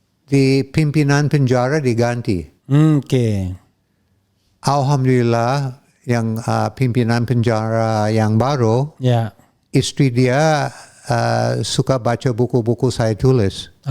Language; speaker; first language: Indonesian; non-native, fluent; English